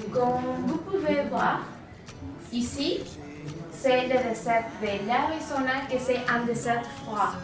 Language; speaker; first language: French; non-native, learner; Spanish